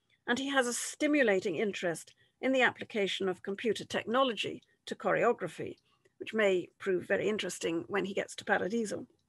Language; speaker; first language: English; native; English